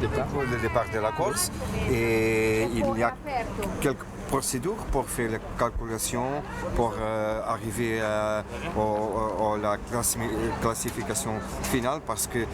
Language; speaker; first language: French; non-native, fluent; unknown